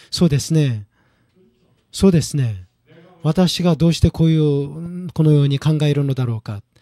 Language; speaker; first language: Japanese; non-native, fluent; Korean